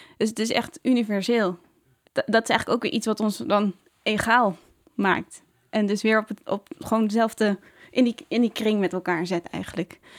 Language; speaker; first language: Dutch; native; Dutch